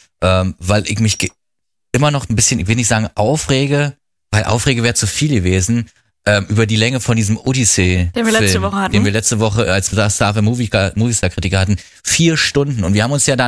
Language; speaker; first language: German; native; German